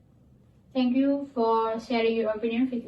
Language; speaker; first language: English; non-native, learner; Indonesian